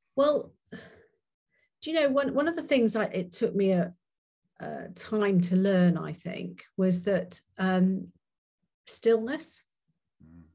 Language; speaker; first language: English; native; English